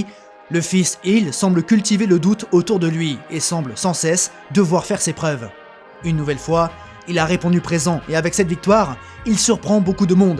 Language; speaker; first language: French; native; French